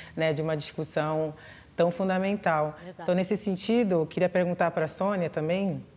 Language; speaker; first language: Portuguese; native; Portuguese